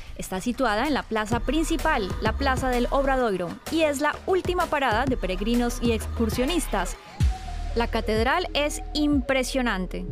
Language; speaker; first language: Spanish; native; Spanish